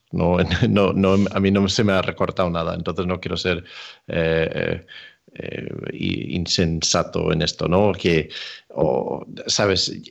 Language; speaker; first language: Spanish; non-native, fluent; Danish